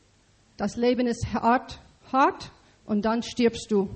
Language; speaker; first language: German; non-native, learner; English